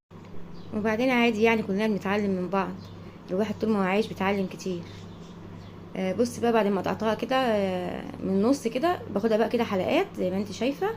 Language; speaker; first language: Arabic; native; Arabic